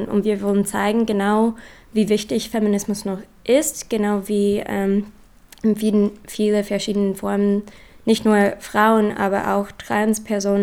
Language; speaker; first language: German; non-native, learner; English